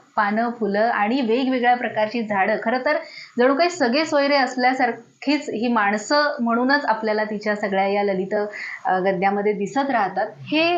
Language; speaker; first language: Marathi; native; Marathi